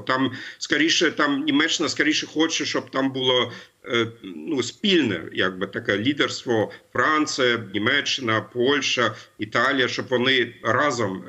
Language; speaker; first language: Ukrainian; non-native, fluent; German